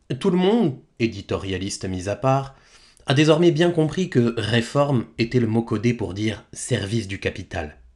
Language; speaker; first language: French; native; French